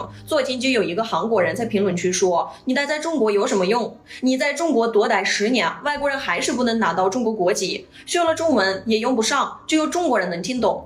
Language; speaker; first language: Chinese; non-native, fluent; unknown